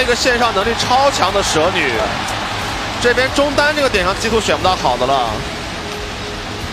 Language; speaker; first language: Chinese; native; Chinese